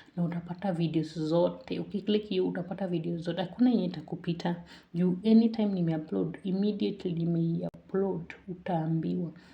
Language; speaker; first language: Swahili; native; Swahili